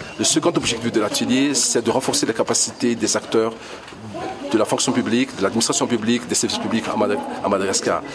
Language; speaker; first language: French; non-native, local second language; Malagasy